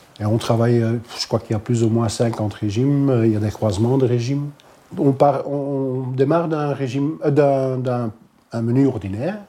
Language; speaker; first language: French; non-native, local second language; Dutch